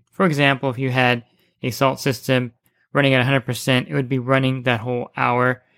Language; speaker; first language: English; native; English